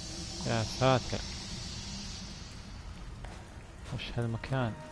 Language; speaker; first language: Arabic; native; Arabic